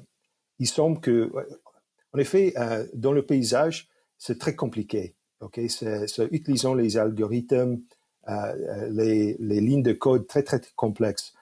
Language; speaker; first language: French; non-native, fluent; English